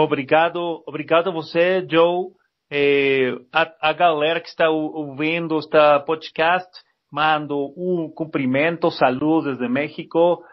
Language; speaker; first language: Portuguese; non-native, learner; Spanish